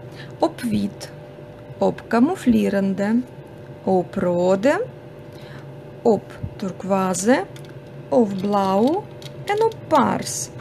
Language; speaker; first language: Dutch; non-native, fluent; Russian